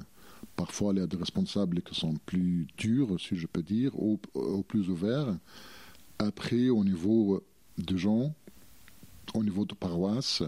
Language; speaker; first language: French; non-native, fluent; Arabic